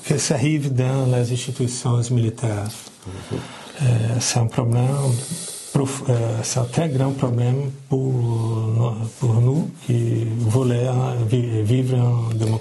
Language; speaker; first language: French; non-native, learner; Portuguese